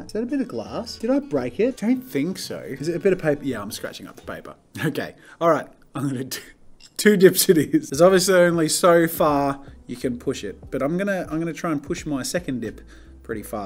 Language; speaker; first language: English; native; English